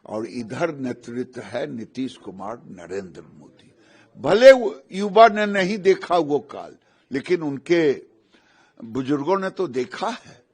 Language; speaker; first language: Hindi; native; Hindi